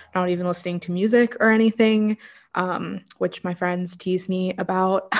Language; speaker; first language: English; native; English